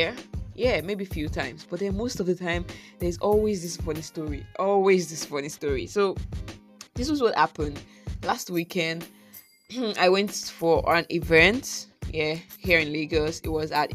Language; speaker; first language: English; non-native, local second language; Yoruba